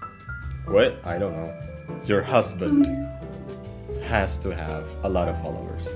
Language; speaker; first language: English; non-native, fluent; Indonesian